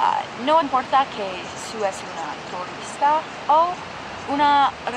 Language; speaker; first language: Spanish; non-native, learner; English